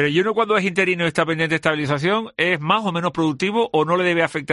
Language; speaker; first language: Spanish; native; Spanish